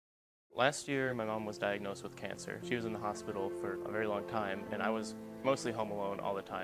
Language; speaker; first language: English; native; English